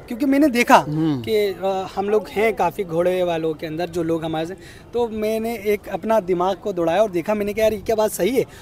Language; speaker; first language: Hindi; native; Hindi